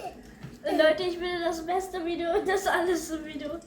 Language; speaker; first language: German; early bilingual, other home language; Serbian